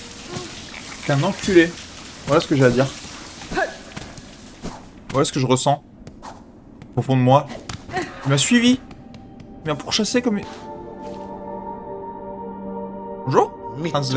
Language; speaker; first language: French; native; French